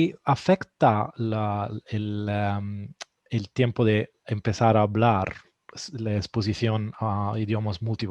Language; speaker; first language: Spanish; non-native, fluent; Italian